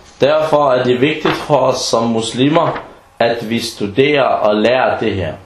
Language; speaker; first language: Danish; non-native, fluent; Arabic